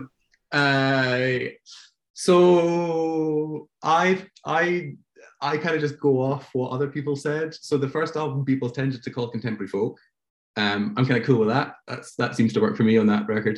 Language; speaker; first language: English; native; English